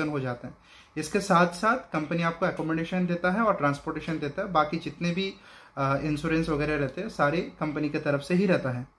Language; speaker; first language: Hindi; non-native, local second language; Bangla